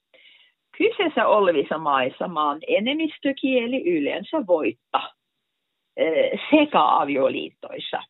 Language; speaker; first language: Finnish; non-native, fluent; Norwegian